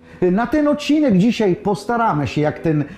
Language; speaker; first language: Polish; non-native, learner; Italian